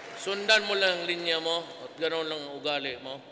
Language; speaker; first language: Filipino; native; Filipino